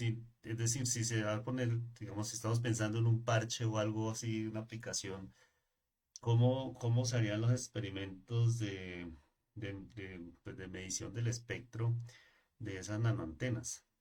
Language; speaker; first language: Spanish; native; Spanish